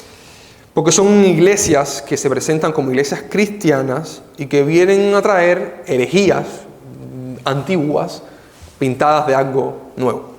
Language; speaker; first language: Spanish; native; Spanish